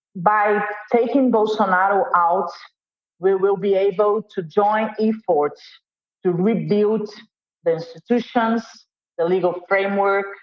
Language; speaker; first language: English; non-native, fluent; Portuguese